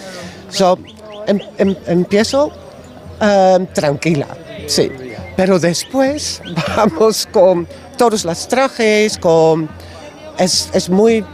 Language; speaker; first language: Spanish; non-native, learner; Dutch